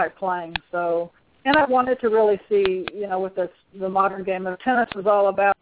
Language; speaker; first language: English; native; English